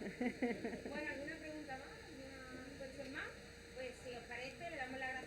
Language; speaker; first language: Spanish; native; Spanish